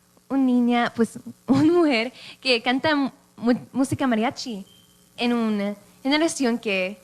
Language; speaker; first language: Spanish; early bilingual, other home language; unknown